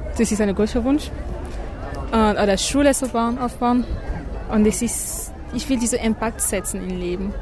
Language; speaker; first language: German; non-native, learner; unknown